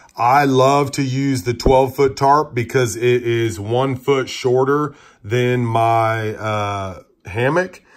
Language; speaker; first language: English; native; English